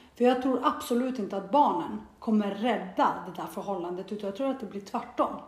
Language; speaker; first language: Swedish; early bilingual, other home language; Bosnian